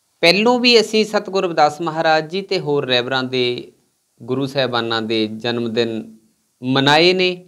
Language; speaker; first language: Punjabi; native; Punjabi